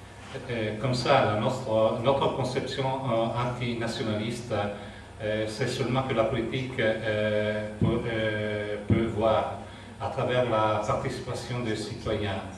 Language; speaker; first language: French; non-native, fluent; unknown